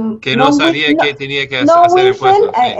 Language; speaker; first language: Spanish; non-native, learner; English